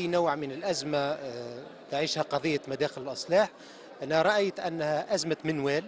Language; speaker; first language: Arabic; native; Arabic